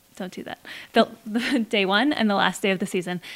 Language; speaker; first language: English; native; English